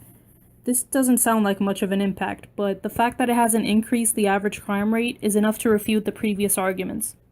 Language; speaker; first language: English; native; English